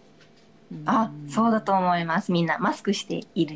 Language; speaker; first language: Japanese; non-native, fluent; Thai